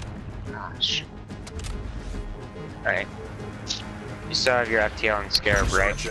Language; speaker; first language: English; native; English